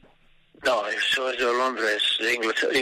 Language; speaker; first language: Spanish; non-native, learner; English